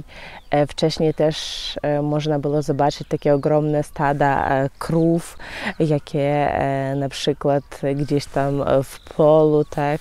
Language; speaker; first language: Polish; non-native, fluent; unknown